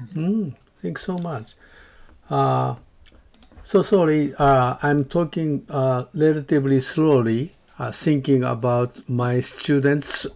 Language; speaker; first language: English; non-native, learner; Japanese